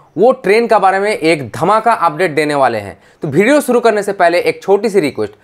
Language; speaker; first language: Hindi; non-native, fluent; Bangla